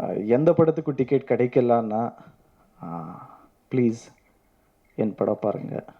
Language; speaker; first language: Tamil; non-native, learner; Kannada